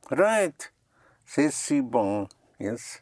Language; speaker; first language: French; non-native, fluent; English